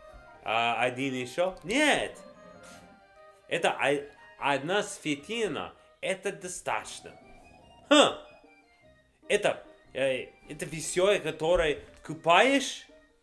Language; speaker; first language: Russian; non-native, learner; English